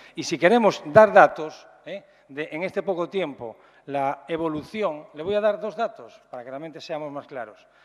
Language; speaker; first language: Spanish; native; Spanish